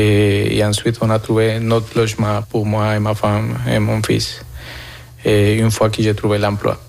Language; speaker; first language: French; non-native, fluent; Spanish